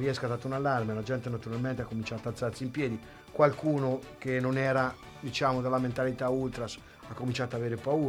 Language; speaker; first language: Italian; native; Italian